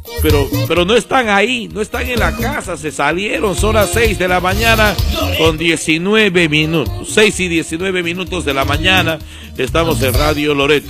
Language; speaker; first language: Spanish; native; Spanish